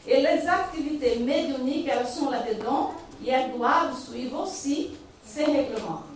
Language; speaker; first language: French; non-native, fluent; Portuguese